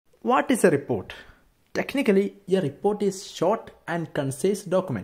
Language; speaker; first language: English; non-native, local second language; Malayalam